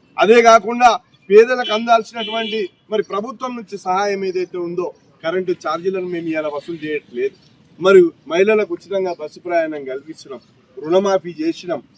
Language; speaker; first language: Telugu; native; Telugu